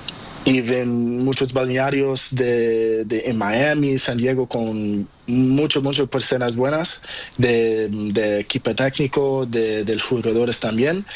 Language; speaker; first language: Spanish; non-native, learner; Portuguese